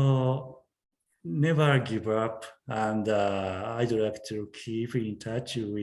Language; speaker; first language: English; non-native, learner; Japanese